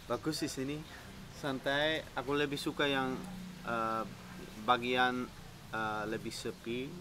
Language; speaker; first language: Indonesian; non-native, fluent; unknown